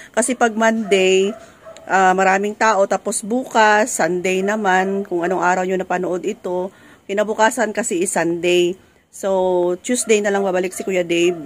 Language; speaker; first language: Filipino; native; Filipino